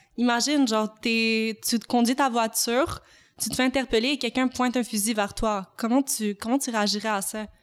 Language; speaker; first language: French; native; French